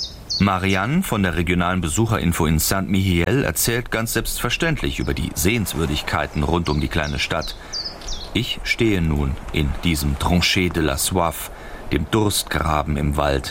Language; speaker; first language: German; native; German